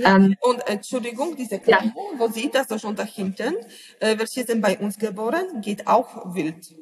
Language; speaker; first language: German; non-native, learner; Polish